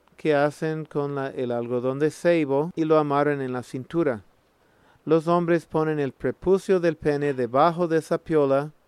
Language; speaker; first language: Spanish; non-native, fluent; English